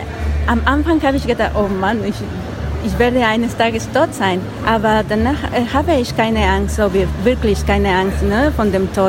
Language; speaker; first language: German; non-native, learner; Spanish